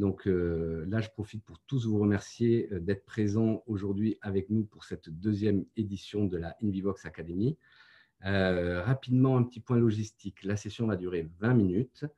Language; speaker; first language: French; native; French